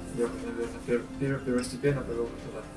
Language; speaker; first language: Russian; native; Russian